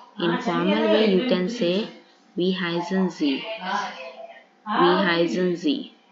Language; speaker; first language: German; non-native, learner; Urdu